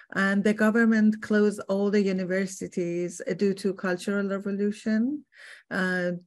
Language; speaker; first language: English; non-native, fluent; Persian